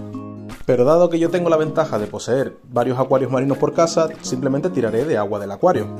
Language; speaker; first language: Spanish; native; Spanish